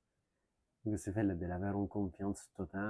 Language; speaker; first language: French; non-native, learner; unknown